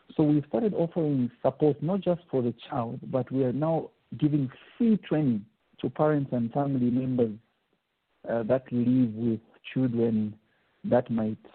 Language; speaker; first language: English; non-native, local second language; Bemba